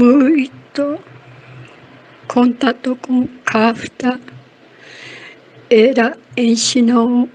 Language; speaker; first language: Portuguese; non-native, learner; Japanese